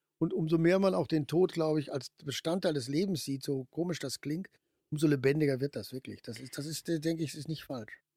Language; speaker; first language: German; native; German